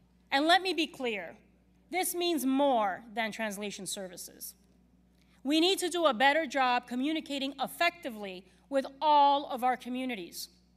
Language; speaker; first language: English; non-native, local second language; Spanish